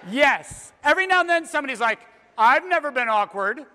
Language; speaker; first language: English; native; English